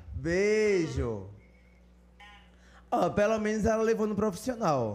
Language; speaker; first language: Portuguese; native; Portuguese